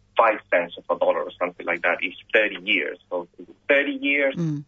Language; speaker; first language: English; non-native, fluent; Spanish